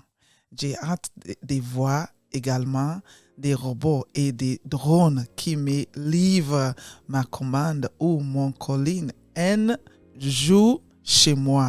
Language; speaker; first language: French; non-native, learner; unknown